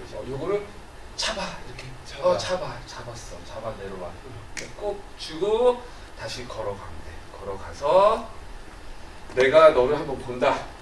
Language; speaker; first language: Korean; native; Korean